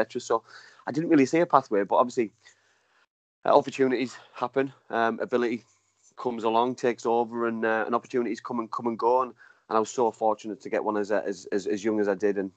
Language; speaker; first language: English; native; English